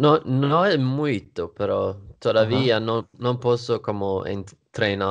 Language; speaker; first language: Portuguese; non-native, learner; Swedish